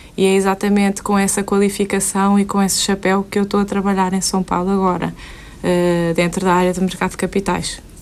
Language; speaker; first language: Portuguese; native; Portuguese